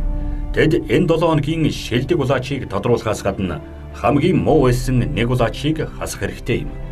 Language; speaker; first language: Mongolian; native; Mongolian